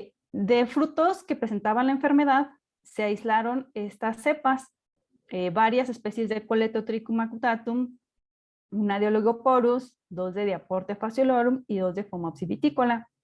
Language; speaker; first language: Spanish; native; Spanish